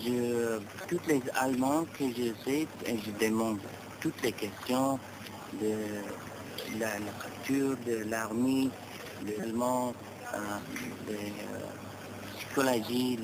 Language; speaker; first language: French; non-native, learner; English